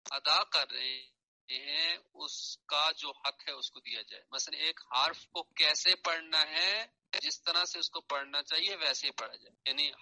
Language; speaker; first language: Urdu; non-native, local second language; Punjabi